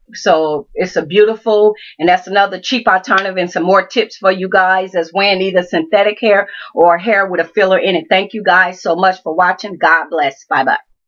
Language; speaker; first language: English; native; English